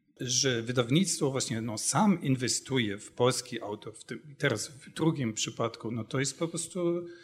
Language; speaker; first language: Polish; non-native, fluent; German